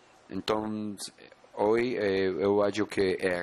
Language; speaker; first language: Portuguese; non-native, fluent; Spanish